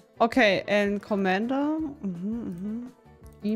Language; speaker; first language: English; non-native, learner; German